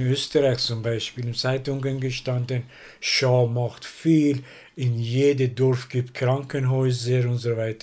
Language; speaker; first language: German; non-native, learner; Persian